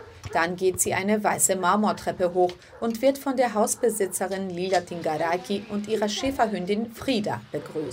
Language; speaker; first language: German; early bilingual, other home language; Greek